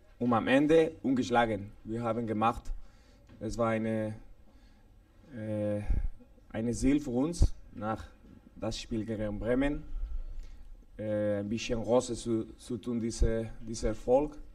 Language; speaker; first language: German; non-native, learner; Spanish